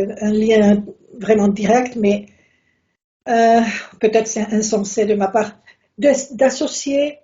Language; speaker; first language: French; non-native, fluent; Spanish